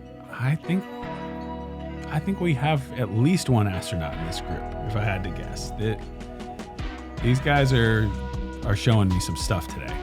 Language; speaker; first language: English; native; English